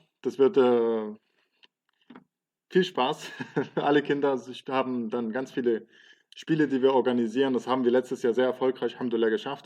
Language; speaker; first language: German; early bilingual, other home language; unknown